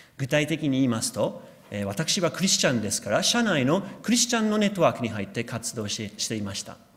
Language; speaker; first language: Japanese; non-native, fluent; English